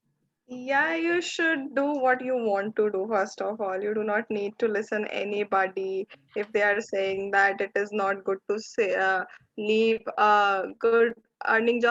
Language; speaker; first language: English; non-native, local second language; Hindi